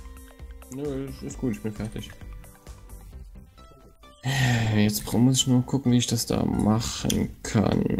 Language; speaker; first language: German; native; German